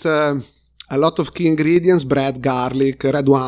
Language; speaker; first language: English; non-native, fluent; Italian